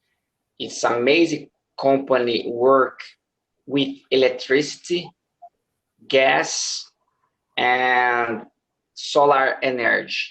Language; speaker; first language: English; non-native, learner; Portuguese